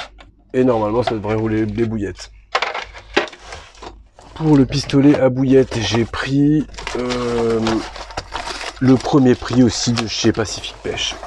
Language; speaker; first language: French; native; French